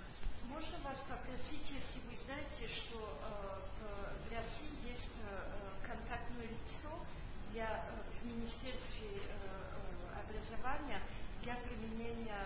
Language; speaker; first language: Russian; non-native, fluent; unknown